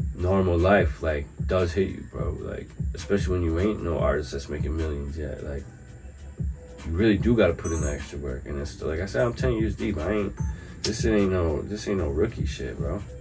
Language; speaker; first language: English; native; English